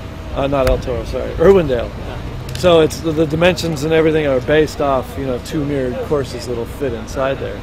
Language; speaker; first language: English; native; English